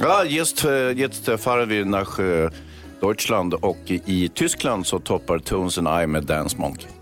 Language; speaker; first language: Swedish; native; Swedish